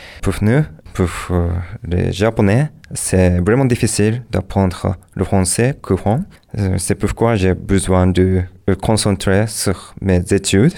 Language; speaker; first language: French; non-native, fluent; Japanese